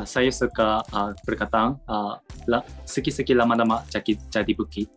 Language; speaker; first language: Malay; non-native, learner; Japanese